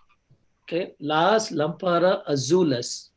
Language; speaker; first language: Spanish; non-native, learner; English